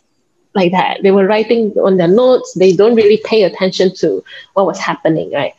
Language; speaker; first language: English; non-native, local second language; Min Nan Chinese